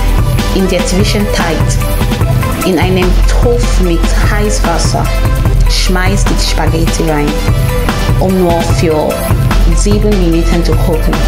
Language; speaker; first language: German; non-native, learner; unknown